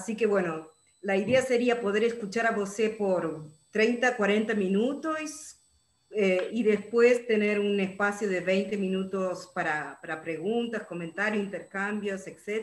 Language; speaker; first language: Portuguese; non-native, learner; Spanish